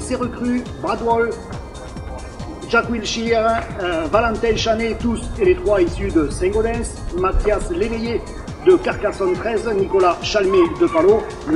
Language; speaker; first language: French; native; French